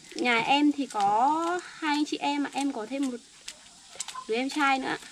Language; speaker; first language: Vietnamese; non-native, local second language; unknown